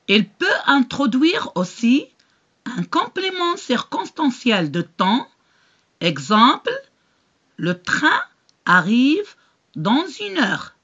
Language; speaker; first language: French; non-native, local second language; Arabic